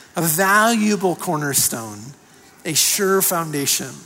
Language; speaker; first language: English; native; English